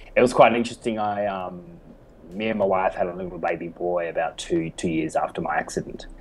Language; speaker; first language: English; native; English